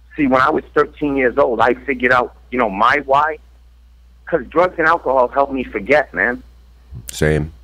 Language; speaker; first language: English; native; English